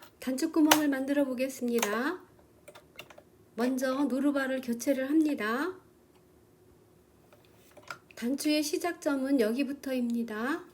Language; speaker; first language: Korean; native; Korean